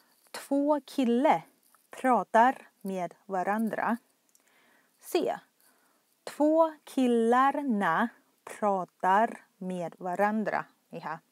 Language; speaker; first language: Swedish; non-native, fluent; Thai